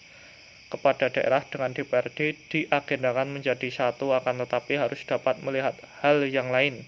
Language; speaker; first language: Indonesian; native; Indonesian